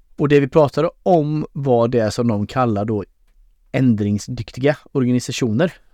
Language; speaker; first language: Swedish; native; Swedish